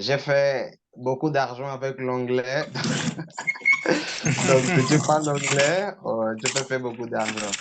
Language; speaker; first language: French; non-native, learner; Portuguese